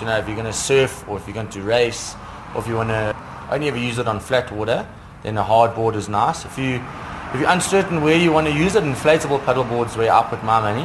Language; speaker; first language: English; native; English